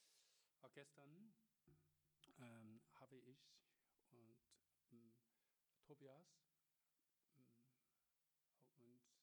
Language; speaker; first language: German; non-native, learner; Korean